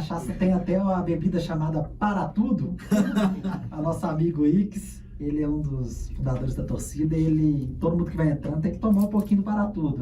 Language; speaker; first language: Portuguese; native; Portuguese